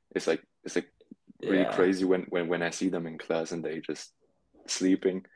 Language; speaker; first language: English; non-native, fluent; German